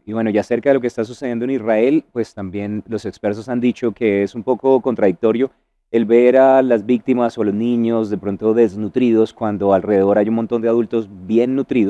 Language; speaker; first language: Spanish; native; Spanish